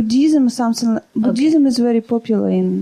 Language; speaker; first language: English; non-native, learner; Russian